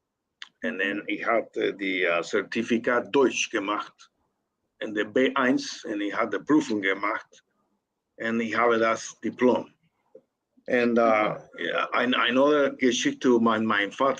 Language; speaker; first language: German; non-native, learner; Spanish